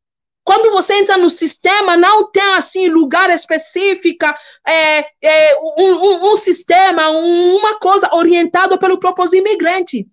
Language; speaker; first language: Portuguese; non-native, fluent; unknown